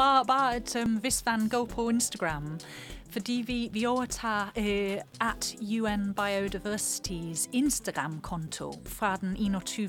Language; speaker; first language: Danish; non-native, fluent; English